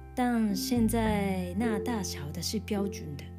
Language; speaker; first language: Chinese; non-native, fluent; Japanese